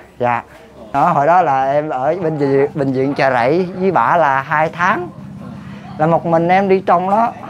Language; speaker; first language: Vietnamese; non-native, local second language; Khmer